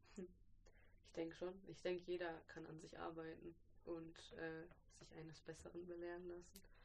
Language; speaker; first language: German; early bilingual, other home language; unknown